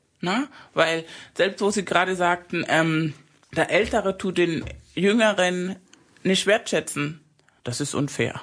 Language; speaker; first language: German; non-native, fluent; Spanish